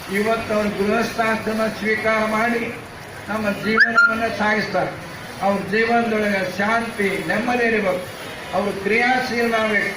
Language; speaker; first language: Kannada; native; Kannada